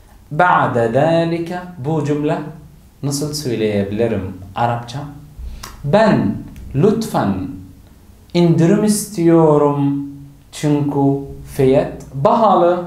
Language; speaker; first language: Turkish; non-native, learner; Arabic